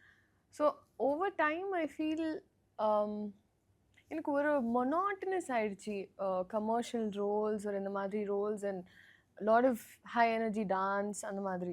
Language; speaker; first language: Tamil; non-native, learner; Telugu